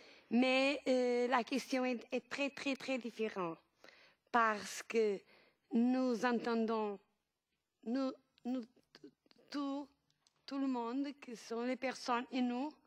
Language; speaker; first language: French; non-native, fluent; Portuguese